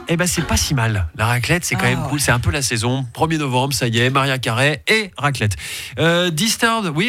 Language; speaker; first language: French; native; French